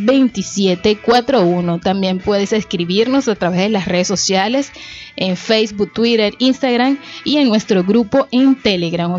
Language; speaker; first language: Spanish; native; Spanish